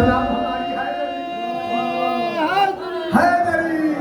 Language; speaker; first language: Urdu; native; Urdu